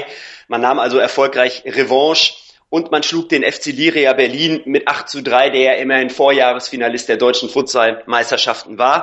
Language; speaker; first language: German; native; German